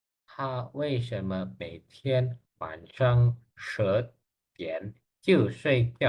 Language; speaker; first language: Chinese; non-native, learner; Indonesian